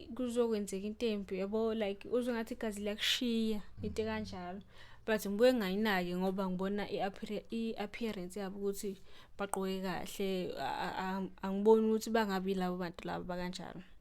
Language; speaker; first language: Zulu; native; Zulu